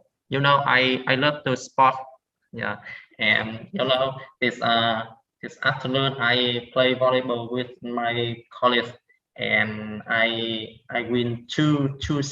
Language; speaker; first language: English; non-native, learner; Vietnamese